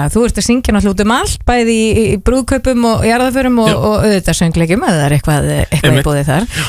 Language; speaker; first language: Icelandic; native; Icelandic